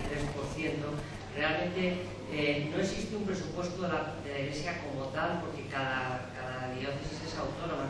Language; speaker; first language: Spanish; native; Spanish